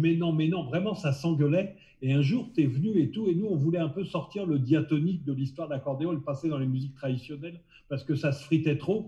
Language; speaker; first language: French; native; French